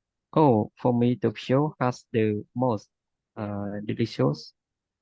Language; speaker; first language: English; non-native, learner; Khmer